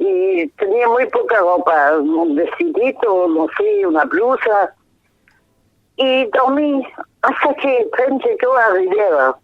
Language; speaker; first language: Spanish; non-native, fluent; German